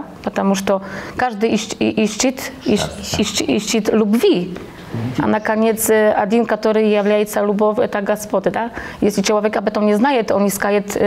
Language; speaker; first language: Russian; non-native, learner; Polish